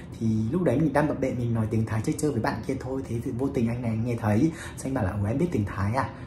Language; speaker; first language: Vietnamese; native; Vietnamese